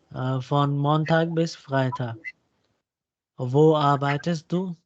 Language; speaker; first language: German; non-native, fluent; Urdu